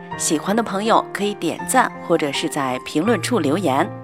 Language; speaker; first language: Chinese; native; Chinese